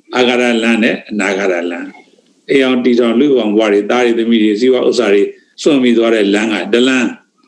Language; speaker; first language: Burmese; native; Burmese